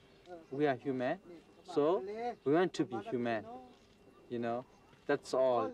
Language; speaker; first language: English; non-native, learner; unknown